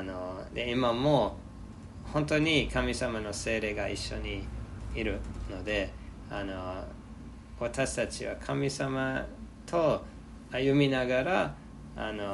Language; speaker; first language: Japanese; non-native, fluent; English